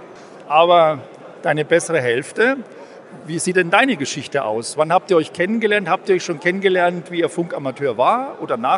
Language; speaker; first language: German; native; German